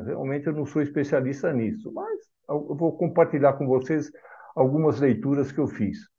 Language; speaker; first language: Portuguese; native; Portuguese